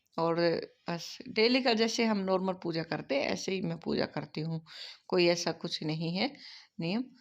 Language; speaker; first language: Hindi; native; Hindi